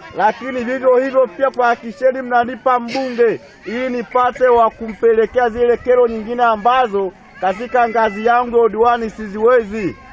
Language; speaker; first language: Swahili; native; Swahili